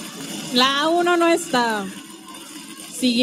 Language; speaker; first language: Spanish; native; Spanish